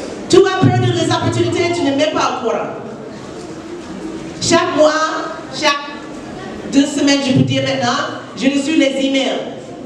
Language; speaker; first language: French; non-native, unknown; English